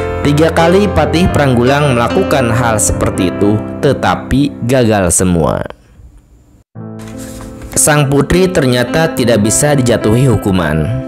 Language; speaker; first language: Indonesian; native; Indonesian